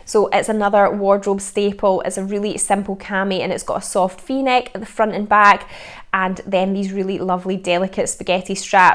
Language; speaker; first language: English; native; English